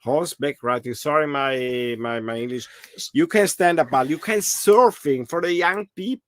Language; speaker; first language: English; non-native, learner; German